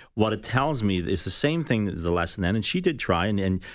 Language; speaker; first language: English; native; English